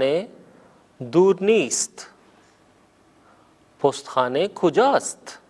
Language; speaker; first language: Persian; non-native, fluent; Urdu